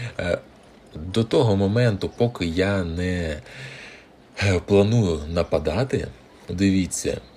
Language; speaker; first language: Ukrainian; non-native, local second language; Russian